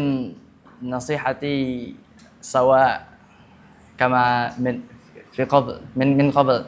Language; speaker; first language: Arabic; non-native, learner; Indonesian